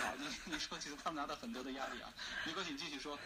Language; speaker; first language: Chinese; native; Chinese